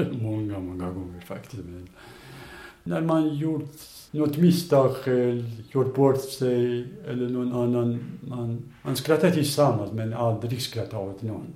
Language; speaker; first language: Swedish; non-native, fluent; Kurdish